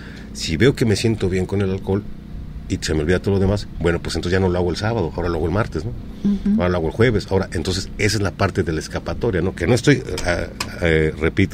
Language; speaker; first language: Spanish; native; Spanish